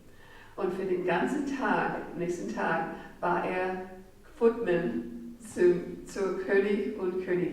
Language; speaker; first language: German; non-native, fluent; English